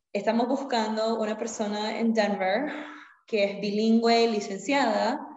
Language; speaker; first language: Spanish; native; Spanish